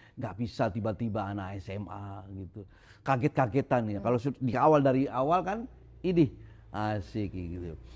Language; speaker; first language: Indonesian; non-native, local second language; Sundanese